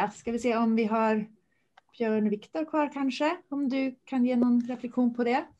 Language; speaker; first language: Swedish; native; Swedish